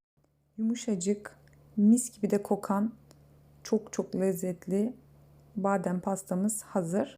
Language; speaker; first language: Turkish; native; Turkish